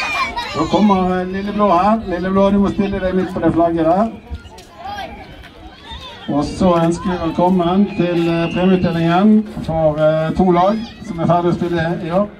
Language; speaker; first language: Norwegian; native; Norwegian